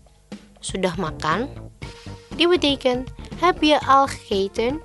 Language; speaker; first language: Dutch; non-native, local second language; Indonesian